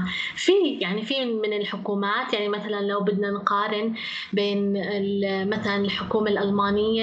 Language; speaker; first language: Arabic; native; Arabic